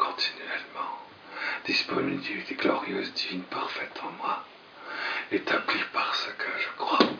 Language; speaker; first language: French; native; French